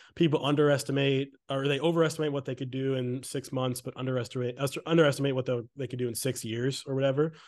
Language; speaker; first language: English; native; English